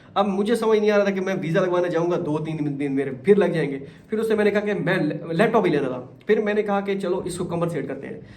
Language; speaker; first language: Urdu; non-native, local second language; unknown